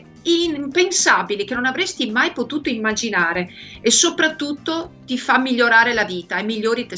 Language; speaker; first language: Italian; native; Italian